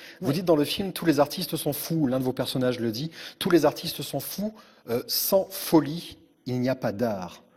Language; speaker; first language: French; native; French